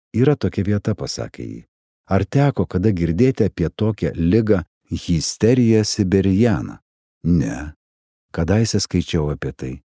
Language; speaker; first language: Lithuanian; native; Lithuanian